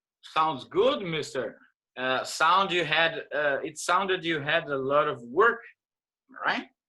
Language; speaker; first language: English; non-native, fluent; Portuguese